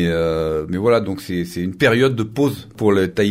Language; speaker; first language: French; native; French